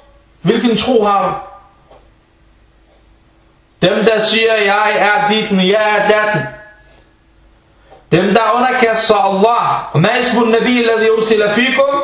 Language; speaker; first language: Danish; early bilingual, other home language; Arabic